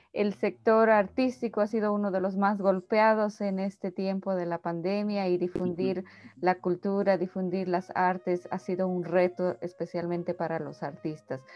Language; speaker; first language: Spanish; native; Spanish